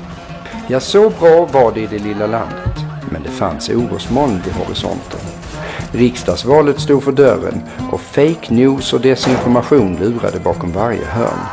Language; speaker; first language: Swedish; native; Swedish